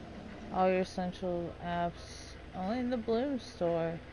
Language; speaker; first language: English; native; English